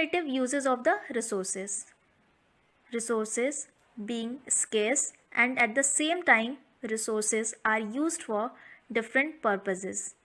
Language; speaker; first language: English; non-native, local second language; Hindi